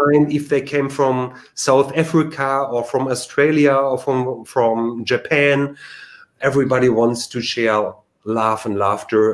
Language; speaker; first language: English; non-native, learner; German